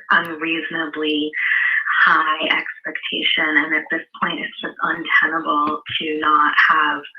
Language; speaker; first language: English; native; English